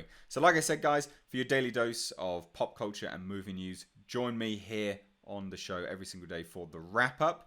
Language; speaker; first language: English; native; English